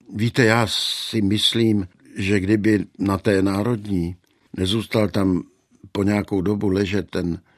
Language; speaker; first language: Czech; native; Czech